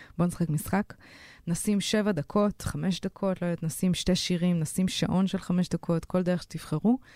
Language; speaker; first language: Hebrew; native; Hebrew